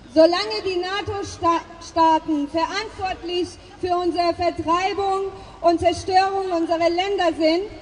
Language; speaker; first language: German; non-native, fluent; Persian